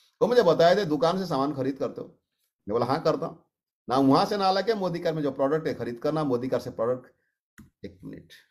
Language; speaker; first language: Hindi; non-native, local second language; Odia